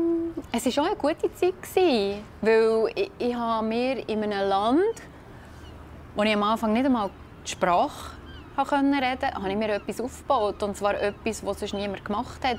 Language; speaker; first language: German; native; German